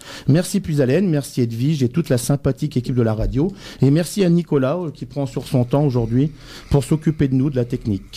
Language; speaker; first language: French; native; French